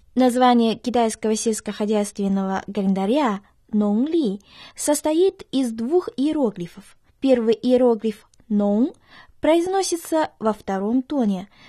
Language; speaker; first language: Russian; non-native, fluent; Chinese